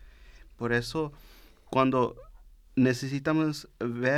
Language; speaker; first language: Spanish; early bilingual, heritage; Spanish